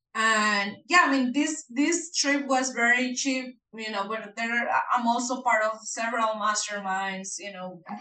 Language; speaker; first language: English; non-native, fluent; Spanish